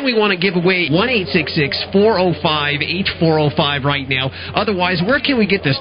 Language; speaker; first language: English; native; English